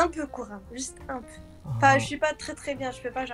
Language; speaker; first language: French; non-native, local second language; Arabic